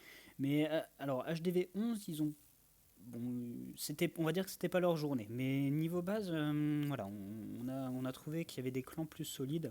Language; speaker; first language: French; native; French